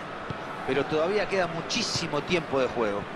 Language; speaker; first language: Spanish; native; Spanish